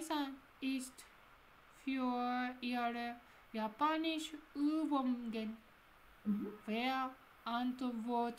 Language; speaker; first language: German; non-native, learner; Japanese